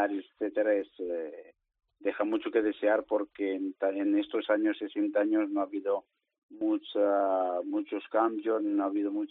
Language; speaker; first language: Spanish; native; Spanish